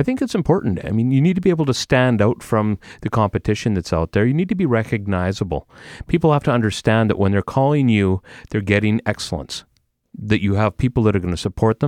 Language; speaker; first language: English; native; English